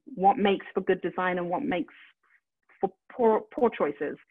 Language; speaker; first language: English; native; English